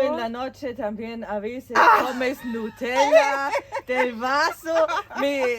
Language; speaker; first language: Spanish; non-native, fluent; German